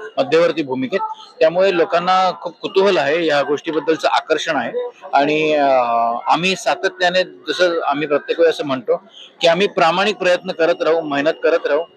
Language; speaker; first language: Marathi; native; Marathi